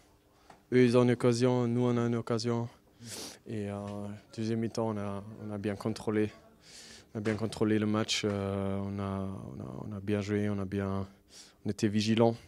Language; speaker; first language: French; non-native, fluent; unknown